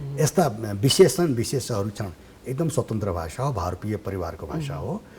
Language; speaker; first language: Nepali; non-native, local second language; Bhojpuri